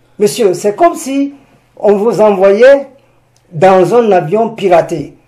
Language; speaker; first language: French; non-native, local second language; Susu